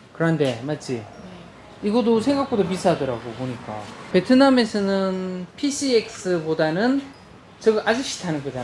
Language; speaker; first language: Korean; native; Korean